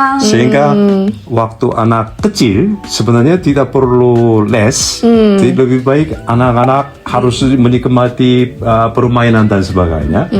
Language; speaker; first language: Indonesian; non-native, fluent; Korean